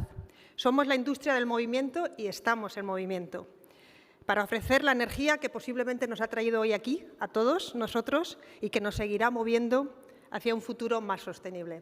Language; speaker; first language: Spanish; native; Spanish